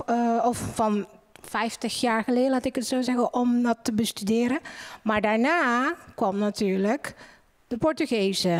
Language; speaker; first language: Dutch; non-native, fluent; Indonesian